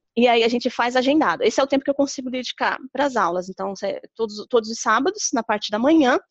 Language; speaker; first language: Portuguese; native; Portuguese